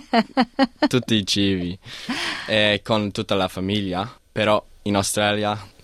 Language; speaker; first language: Italian; non-native, learner; English